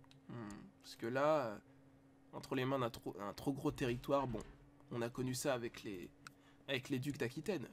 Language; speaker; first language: French; native; French